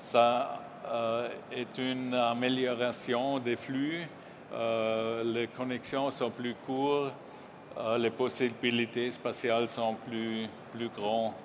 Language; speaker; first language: French; non-native, learner; German